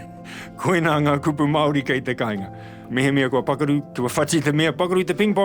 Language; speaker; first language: Māori; non-native, local second language; English